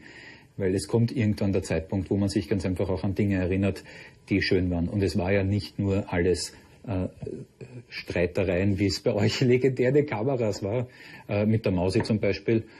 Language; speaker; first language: German; native; German